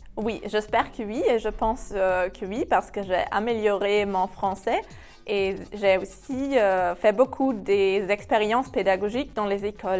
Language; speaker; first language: French; non-native, fluent; German